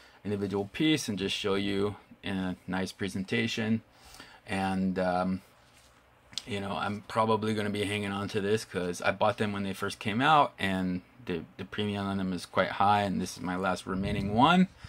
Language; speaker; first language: English; native; English